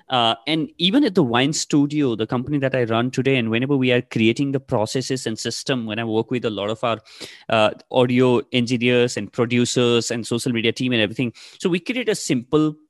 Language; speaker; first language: English; non-native, local second language; Nepali